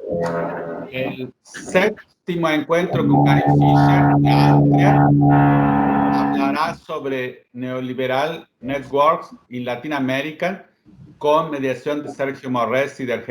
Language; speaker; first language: Spanish; native; Spanish